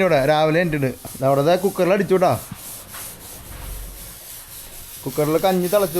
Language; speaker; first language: Malayalam; native; Malayalam